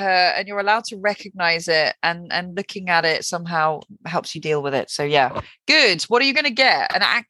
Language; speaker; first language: English; native; English